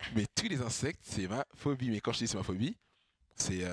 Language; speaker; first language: French; native; French